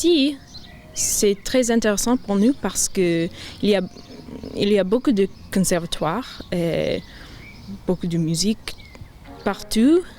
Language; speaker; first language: French; non-native, fluent; English